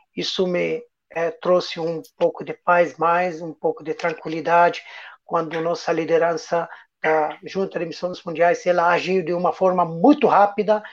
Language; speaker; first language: Portuguese; non-native, fluent; Arabic